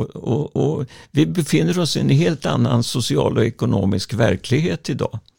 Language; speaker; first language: Swedish; native; Swedish